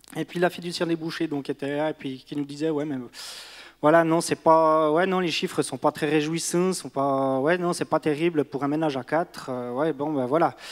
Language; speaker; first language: French; native; French